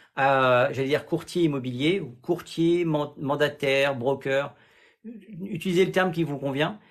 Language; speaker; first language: French; native; French